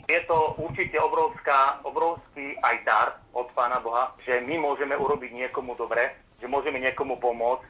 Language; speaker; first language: Slovak; native; Slovak